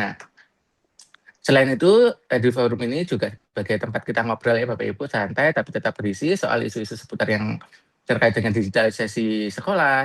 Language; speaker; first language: Indonesian; native; Indonesian